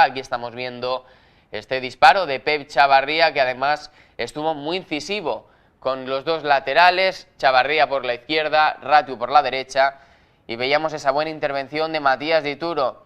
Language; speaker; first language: Spanish; native; Spanish